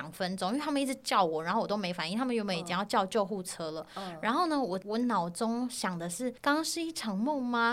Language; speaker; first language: Chinese; native; Chinese